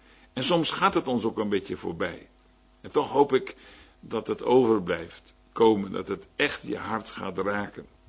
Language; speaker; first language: Dutch; native; Dutch